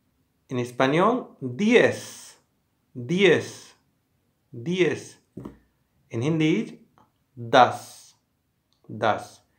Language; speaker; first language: Spanish; non-native, learner; Hindi